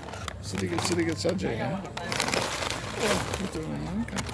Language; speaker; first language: Indonesian; non-native, learner; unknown